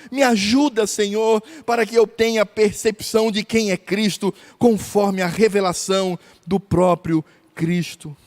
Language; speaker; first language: Portuguese; native; Portuguese